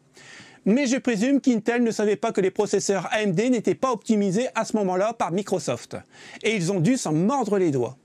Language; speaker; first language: French; native; French